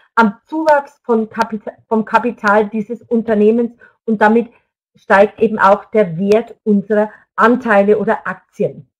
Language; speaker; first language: German; native; German